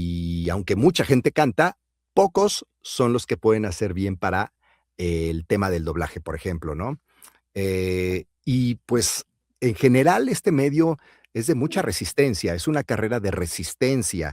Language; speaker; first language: Spanish; native; Spanish